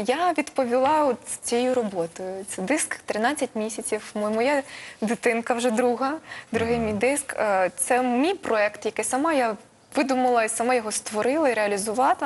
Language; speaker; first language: Ukrainian; non-native, local second language; Russian